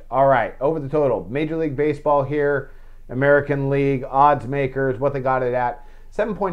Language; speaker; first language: English; native; English